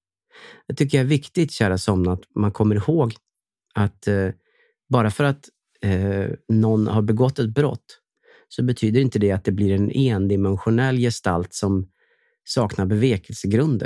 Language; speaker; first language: Swedish; native; Swedish